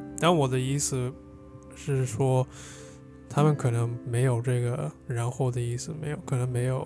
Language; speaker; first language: Chinese; non-native, fluent; English